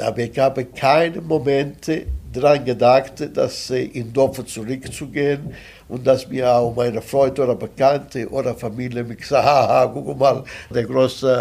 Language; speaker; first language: German; non-native, fluent; Italian